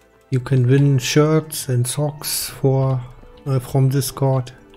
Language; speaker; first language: English; non-native, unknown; German